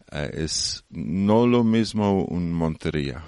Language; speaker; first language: Spanish; non-native, learner; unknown